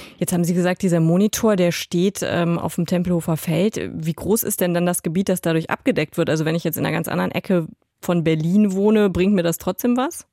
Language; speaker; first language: German; native; German